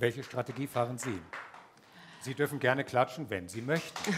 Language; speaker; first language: German; native; German